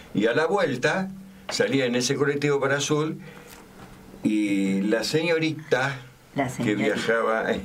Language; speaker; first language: Spanish; native; Spanish